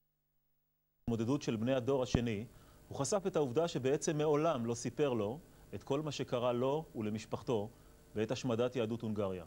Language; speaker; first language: Hebrew; native; Hebrew